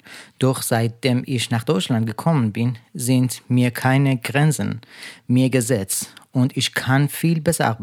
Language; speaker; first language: German; non-native, fluent; Persian